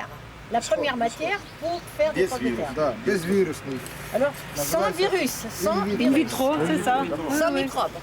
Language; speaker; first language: French; non-native, fluent; Ukrainian